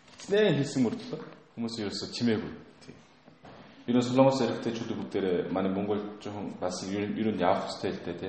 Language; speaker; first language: Mongolian; non-native, fluent; Korean